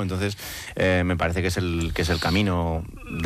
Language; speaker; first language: Spanish; native; Spanish